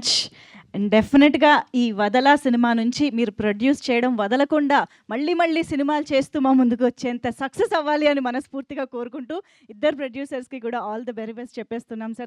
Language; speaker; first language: Telugu; native; Telugu